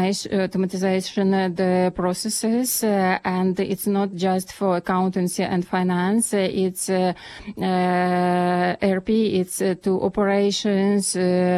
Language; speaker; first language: English; non-native, fluent; Ukrainian